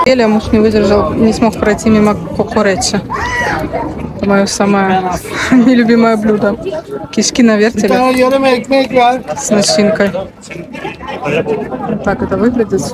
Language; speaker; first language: Russian; native; Russian